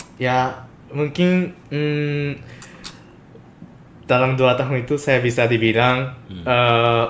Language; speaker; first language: Indonesian; non-native, fluent; Japanese